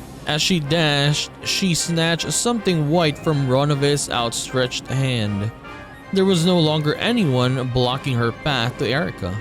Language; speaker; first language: English; native; English